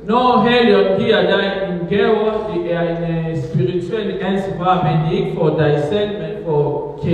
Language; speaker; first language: Danish; non-native, fluent; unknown